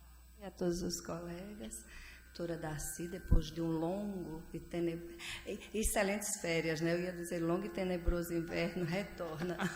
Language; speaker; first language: Portuguese; native; Portuguese